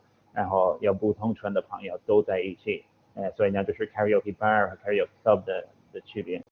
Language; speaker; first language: Chinese; non-native, fluent; English